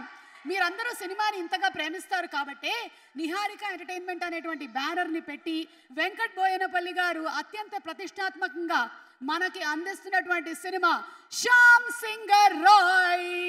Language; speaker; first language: Telugu; native; Telugu